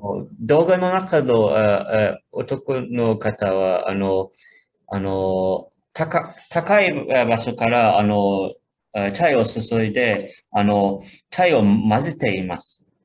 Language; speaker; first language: Japanese; non-native, fluent; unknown